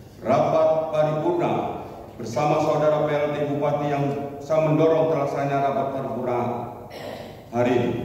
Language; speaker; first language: Indonesian; native; Indonesian